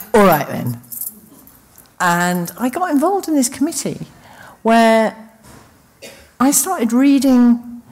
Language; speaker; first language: English; native; English